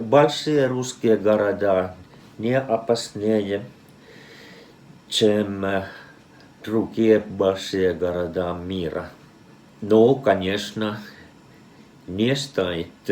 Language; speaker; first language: Russian; non-native, fluent; Finnish